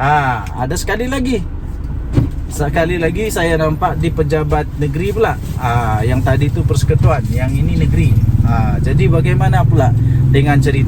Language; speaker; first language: Malay; native; Malay